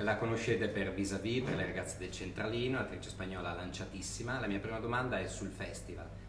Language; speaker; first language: Italian; native; Italian